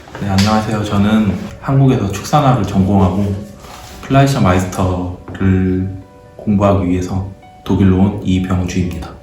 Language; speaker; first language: Korean; native; Korean